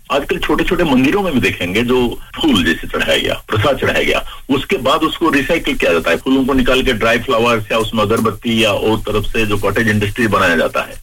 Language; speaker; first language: Hindi; non-native, local second language; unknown